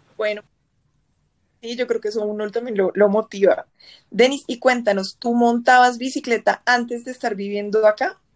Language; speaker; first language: Spanish; native; Spanish